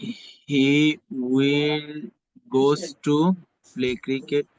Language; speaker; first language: English; non-native, learner; Bangla